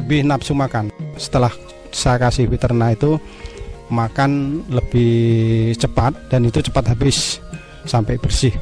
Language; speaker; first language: Indonesian; non-native, local second language; Javanese